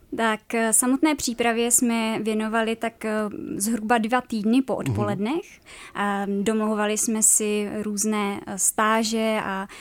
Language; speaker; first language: Czech; native; Czech